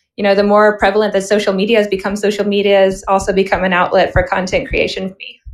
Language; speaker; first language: English; native; English